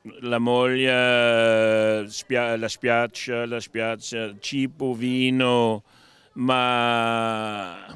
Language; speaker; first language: Italian; non-native, learner; Danish